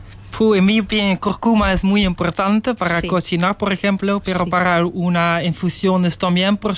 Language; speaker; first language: Spanish; non-native, learner; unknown